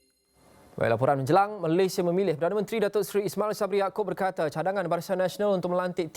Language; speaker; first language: Malay; native; Malay